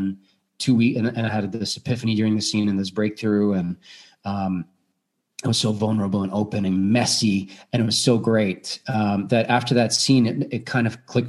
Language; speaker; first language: English; non-native, fluent; Bulgarian